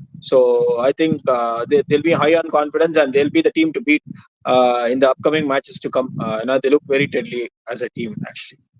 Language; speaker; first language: English; non-native, local second language; Tamil